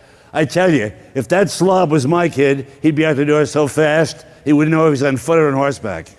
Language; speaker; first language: English; native; English